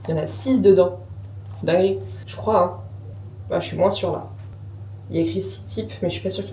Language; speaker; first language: French; native; French